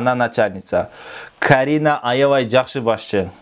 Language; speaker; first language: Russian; non-native, local second language; Kyrgyz